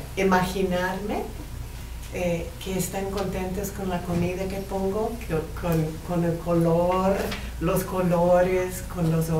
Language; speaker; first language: Spanish; non-native, fluent; English